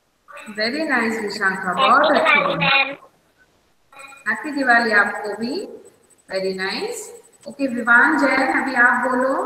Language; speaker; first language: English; non-native, local second language; Hindi